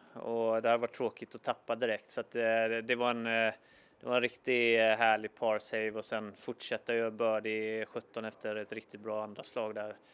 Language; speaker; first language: Swedish; native; Swedish